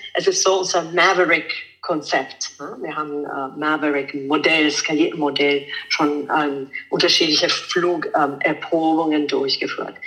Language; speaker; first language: German; non-native, fluent; Italian